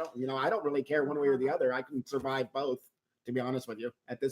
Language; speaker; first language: English; native; English